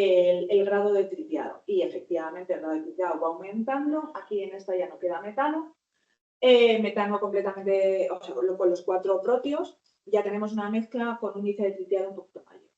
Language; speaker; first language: Spanish; native; Spanish